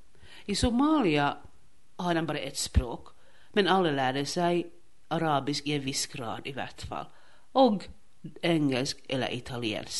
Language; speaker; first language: Swedish; non-native, local second language; Finnish